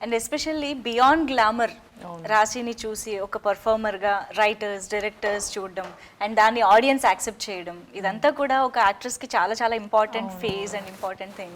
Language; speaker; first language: Telugu; native; Telugu